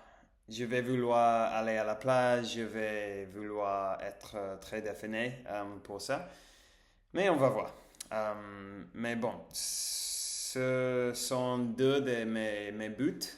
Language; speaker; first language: French; non-native, learner; English